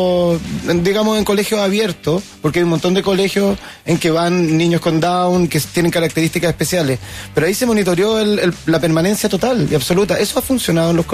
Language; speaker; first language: Spanish; native; Spanish